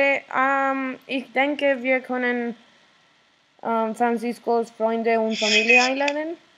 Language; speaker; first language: German; non-native, learner; Spanish